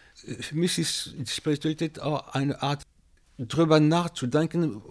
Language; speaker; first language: German; non-native, fluent; French